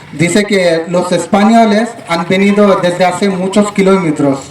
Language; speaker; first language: Spanish; non-native, fluent; Telugu